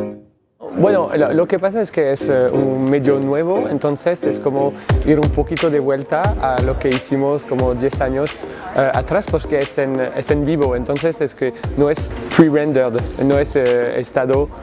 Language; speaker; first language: Spanish; non-native, fluent; French